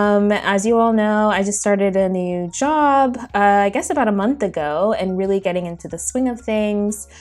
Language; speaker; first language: English; native; English